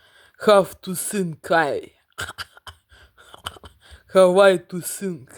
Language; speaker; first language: English; non-native, learner; Russian